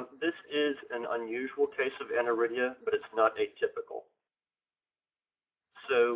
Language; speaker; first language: English; native; English